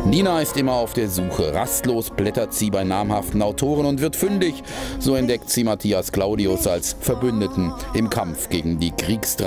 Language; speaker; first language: German; native; German